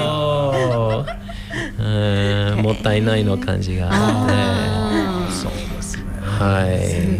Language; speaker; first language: Japanese; non-native, fluent; English